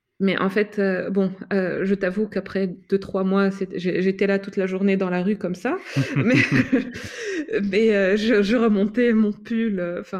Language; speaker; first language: French; non-native, local second language; Arabic